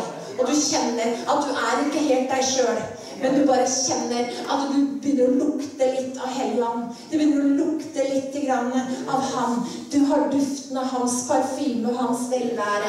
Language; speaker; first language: Norwegian; native; Norwegian